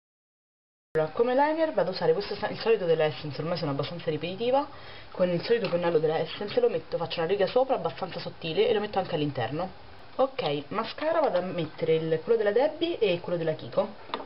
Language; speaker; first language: Italian; native; Italian